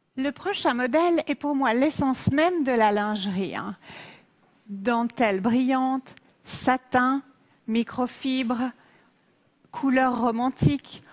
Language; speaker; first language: French; native; French